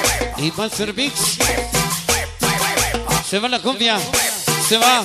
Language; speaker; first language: Spanish; native; Spanish